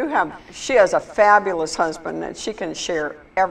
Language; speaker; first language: English; native; English